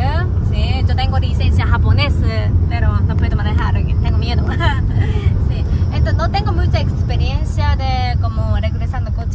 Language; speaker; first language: Spanish; non-native, learner; Japanese